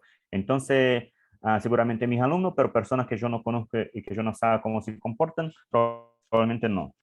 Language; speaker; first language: Spanish; non-native, learner; English